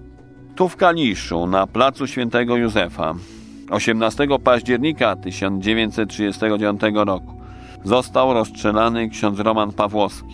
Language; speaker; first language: Polish; native; Polish